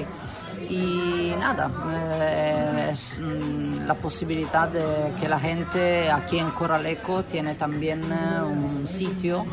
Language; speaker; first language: Spanish; non-native, fluent; Italian